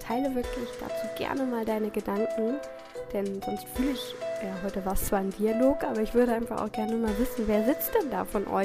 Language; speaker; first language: German; native; German